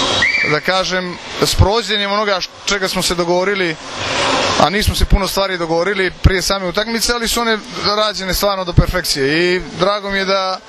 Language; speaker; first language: Croatian; native; Croatian